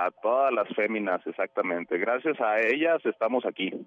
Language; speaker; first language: Spanish; native; Spanish